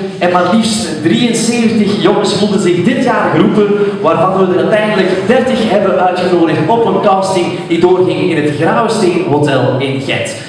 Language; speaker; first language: Dutch; native; Dutch